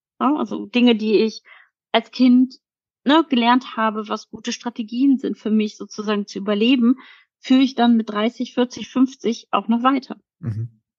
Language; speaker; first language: German; early bilingual, other home language; Polish